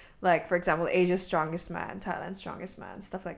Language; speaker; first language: English; native; English